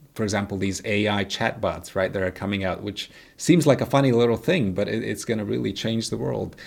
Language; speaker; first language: English; non-native, fluent; Latvian